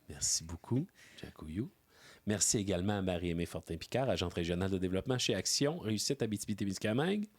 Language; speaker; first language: French; native; French